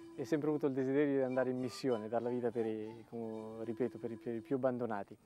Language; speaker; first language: Italian; native; Italian